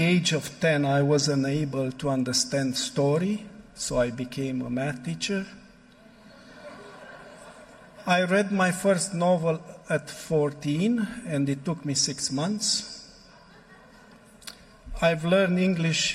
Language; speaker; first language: English; non-native, fluent; Romanian